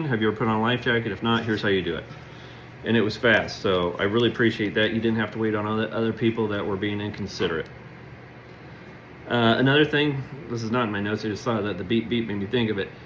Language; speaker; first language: English; native; English